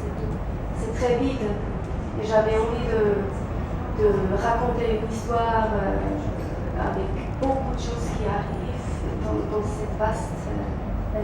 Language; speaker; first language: French; non-native, local second language; German